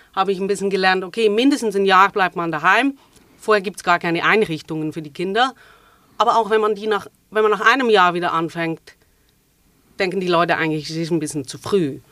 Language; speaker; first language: German; native; German